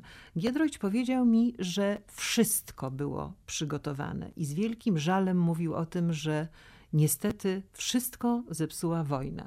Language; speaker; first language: Polish; native; Polish